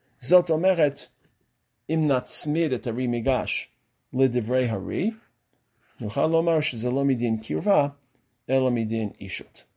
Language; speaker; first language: Hebrew; non-native, fluent; English